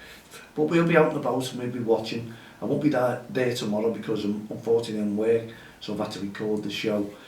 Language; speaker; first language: English; native; English